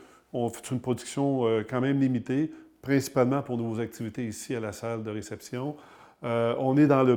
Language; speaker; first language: French; native; French